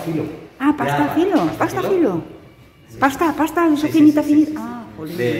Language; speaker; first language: Spanish; native; Spanish